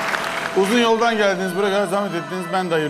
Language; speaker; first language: Turkish; native; Turkish